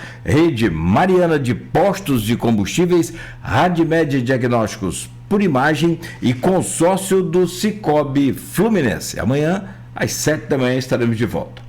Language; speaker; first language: Portuguese; native; Portuguese